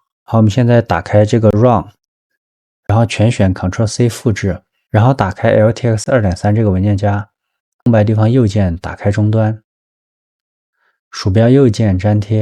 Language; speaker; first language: Chinese; native; Chinese